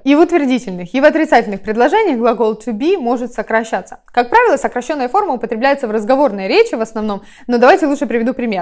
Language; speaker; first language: Russian; native; Russian